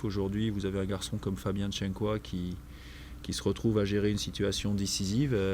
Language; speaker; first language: French; native; French